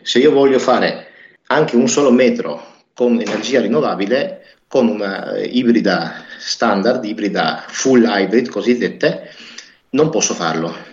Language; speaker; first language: Italian; native; Italian